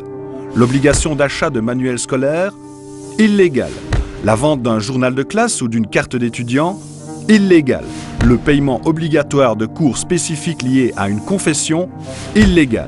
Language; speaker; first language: French; native; French